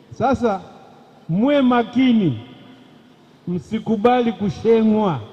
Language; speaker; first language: Swahili; native; Swahili